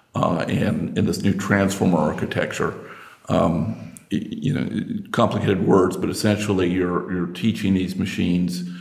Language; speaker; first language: English; native; English